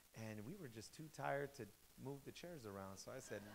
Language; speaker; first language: English; native; English